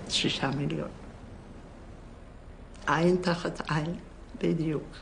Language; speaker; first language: Hebrew; non-native, fluent; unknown